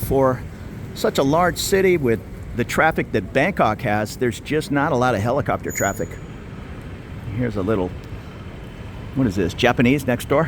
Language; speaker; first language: English; native; English